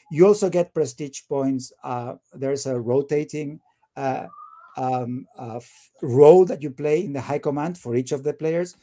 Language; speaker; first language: English; non-native, fluent; Spanish